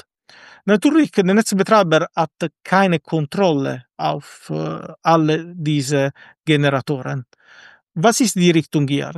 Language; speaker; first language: German; non-native, fluent; Italian